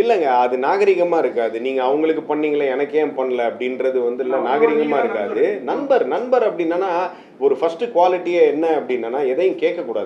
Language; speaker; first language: Tamil; native; Tamil